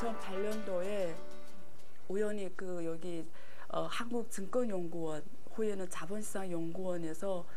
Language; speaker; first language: Korean; early bilingual, heritage; Korean